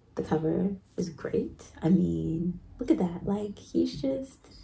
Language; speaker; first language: English; native; English